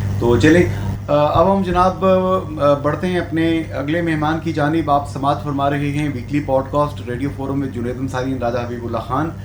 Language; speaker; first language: Urdu; non-native, local second language; Punjabi